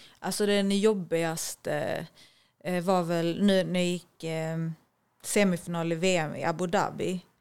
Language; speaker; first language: Swedish; native; Swedish